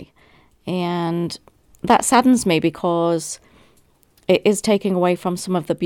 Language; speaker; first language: English; native; English